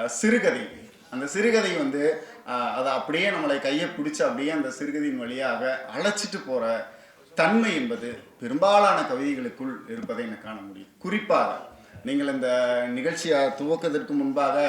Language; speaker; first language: Tamil; native; Tamil